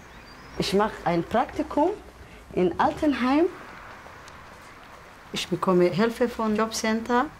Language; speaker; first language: German; non-native, learner; Somali